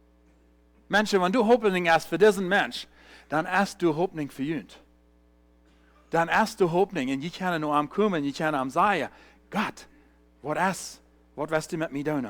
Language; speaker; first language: German; early bilingual, heritage; Plautdietsch